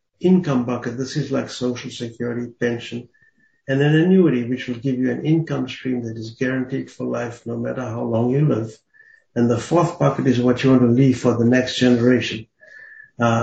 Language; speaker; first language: English; native; English